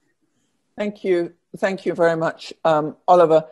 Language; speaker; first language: English; native; English